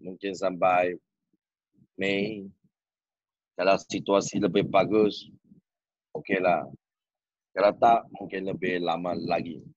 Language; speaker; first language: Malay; non-native, local second language; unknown